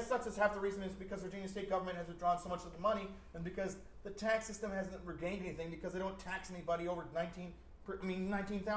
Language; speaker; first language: English; native; English